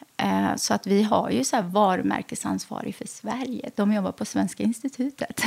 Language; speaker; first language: Swedish; early bilingual, other home language; Arabic